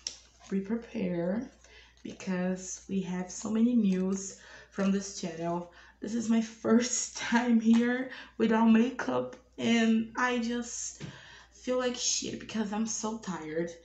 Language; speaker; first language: English; non-native, learner; Portuguese